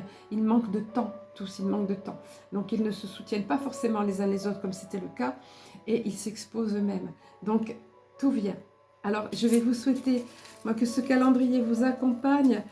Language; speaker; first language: French; native; French